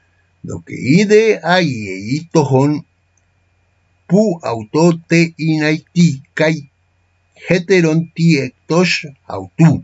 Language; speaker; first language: Greek; non-native, fluent; Spanish